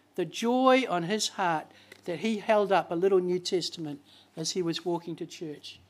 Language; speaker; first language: English; native; English